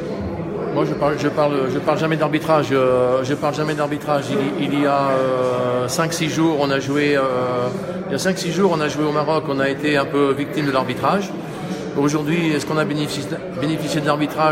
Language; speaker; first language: French; native; French